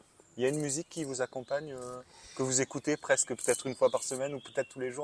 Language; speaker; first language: French; native; French